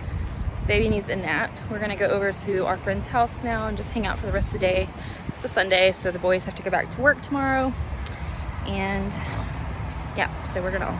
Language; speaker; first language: English; native; English